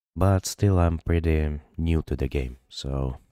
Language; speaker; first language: English; non-native, fluent; Russian